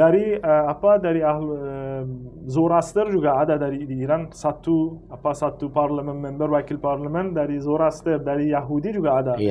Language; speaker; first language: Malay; non-native, fluent; Persian